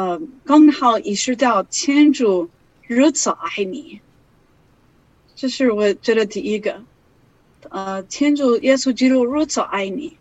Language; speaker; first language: Chinese; non-native, learner; English